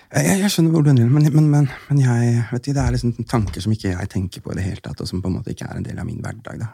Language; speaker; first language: Norwegian; native; Norwegian